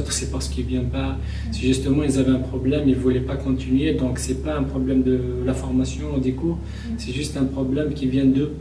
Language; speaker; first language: French; non-native, local second language; Kabyle